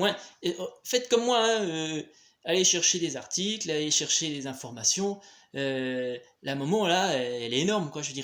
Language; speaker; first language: French; native; French